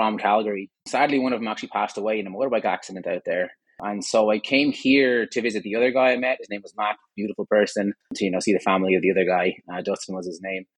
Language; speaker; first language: English; native; English